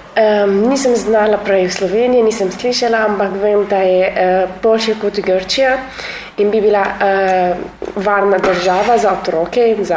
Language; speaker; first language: Slovenian; non-native, learner; Arabic